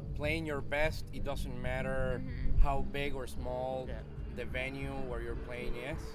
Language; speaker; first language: English; non-native, fluent; Spanish